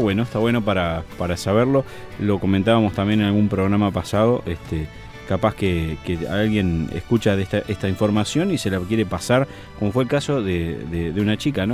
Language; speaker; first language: Spanish; native; Spanish